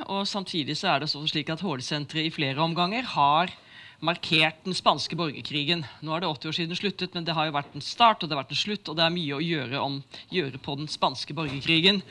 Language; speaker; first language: Norwegian; native; Norwegian